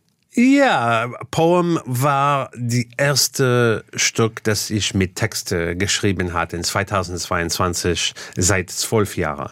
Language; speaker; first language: German; non-native, fluent; English